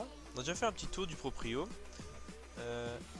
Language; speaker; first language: French; native; French